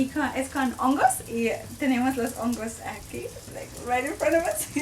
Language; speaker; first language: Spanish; non-native, learner; English